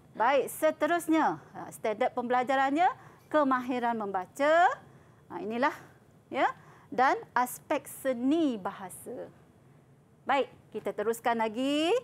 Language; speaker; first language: Malay; native; Malay